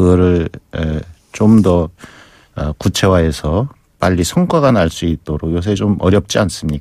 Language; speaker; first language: Korean; native; Korean